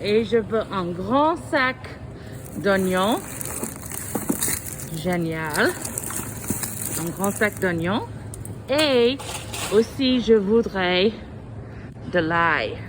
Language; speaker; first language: French; non-native, fluent; English